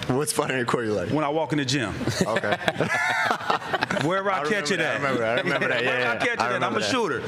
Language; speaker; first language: English; native; English